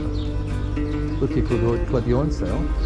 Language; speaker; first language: Croatian; native; Croatian